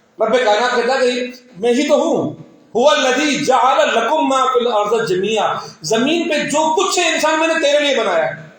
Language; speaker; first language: Urdu; non-native, local second language; Sindhi